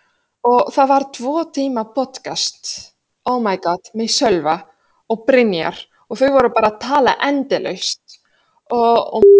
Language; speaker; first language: Icelandic; non-native, fluent; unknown